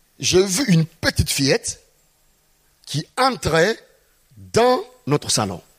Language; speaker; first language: French; non-native, local second language; Mossi